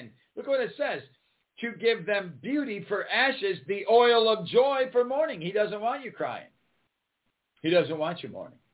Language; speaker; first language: English; native; English